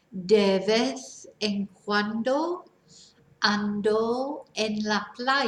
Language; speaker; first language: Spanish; non-native, fluent; English